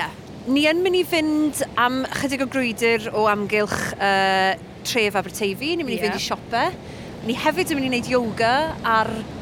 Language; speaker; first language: Welsh; native; Welsh